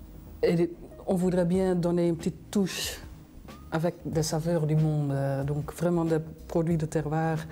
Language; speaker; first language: French; non-native, fluent; Dutch